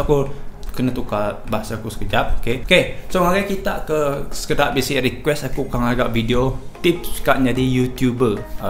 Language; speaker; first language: Malay; non-native, local second language; Iban